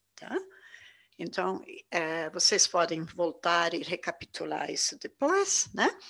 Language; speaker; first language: Portuguese; non-native, fluent; German